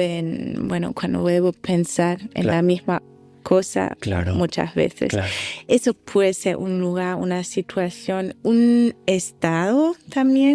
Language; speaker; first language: Spanish; non-native, fluent; German